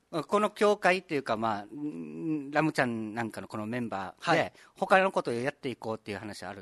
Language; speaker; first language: Japanese; native; Japanese